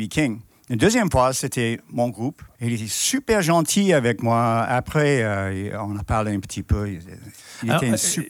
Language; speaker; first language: French; non-native, fluent; English